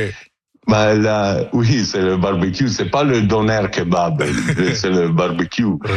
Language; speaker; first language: French; non-native, learner; Italian